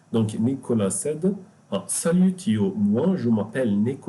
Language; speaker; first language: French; non-native, fluent; Arabic